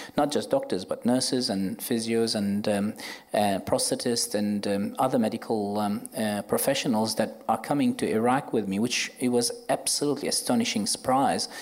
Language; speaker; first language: English; non-native, fluent; Arabic